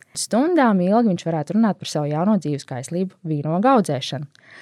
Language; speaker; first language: Latvian; native; Latvian